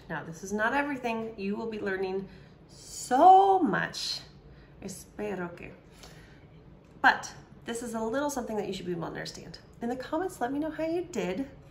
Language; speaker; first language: English; native; English